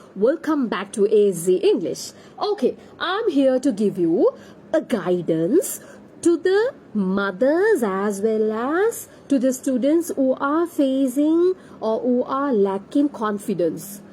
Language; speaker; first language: English; non-native, local second language; Tamil